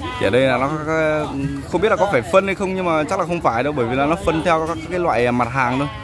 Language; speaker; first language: Vietnamese; non-native, local second language; Hmong